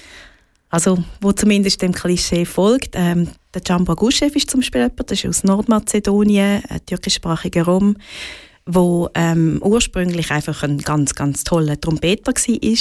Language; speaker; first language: German; native; German